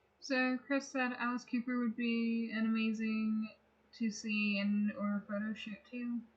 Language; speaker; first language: English; native; English